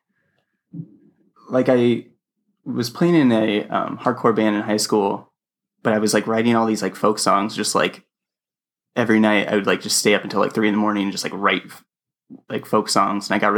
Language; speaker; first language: English; native; English